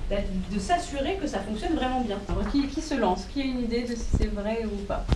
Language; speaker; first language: French; native; French